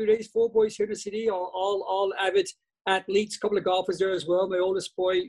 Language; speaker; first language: English; native; English